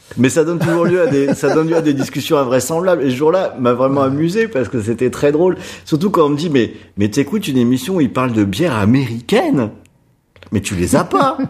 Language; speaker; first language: French; native; French